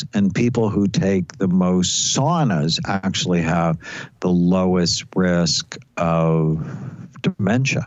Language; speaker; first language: English; native; English